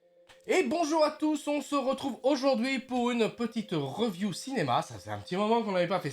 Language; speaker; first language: French; native; French